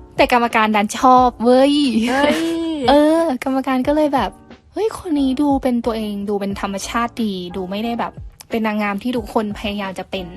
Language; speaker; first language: Thai; native; Thai